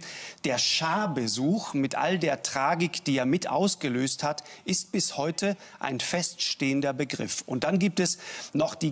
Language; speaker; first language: German; native; German